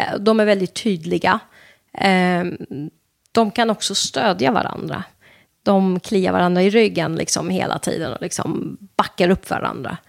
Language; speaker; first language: Swedish; non-native, fluent; Persian